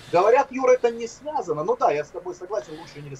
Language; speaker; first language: Russian; native; Russian